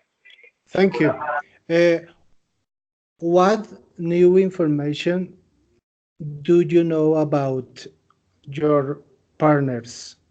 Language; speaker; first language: English; non-native, fluent; Spanish